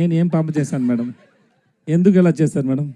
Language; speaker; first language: Telugu; non-native, learner; Tamil